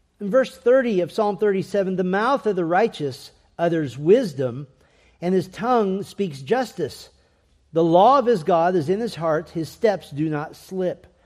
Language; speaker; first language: English; native; English